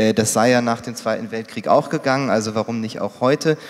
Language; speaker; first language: German; native; German